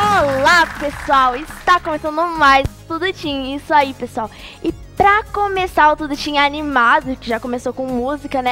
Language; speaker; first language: Portuguese; native; Portuguese